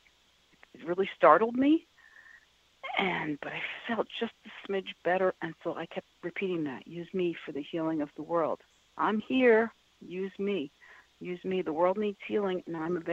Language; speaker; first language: English; native; English